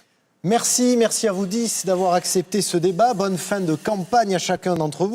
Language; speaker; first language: French; native; French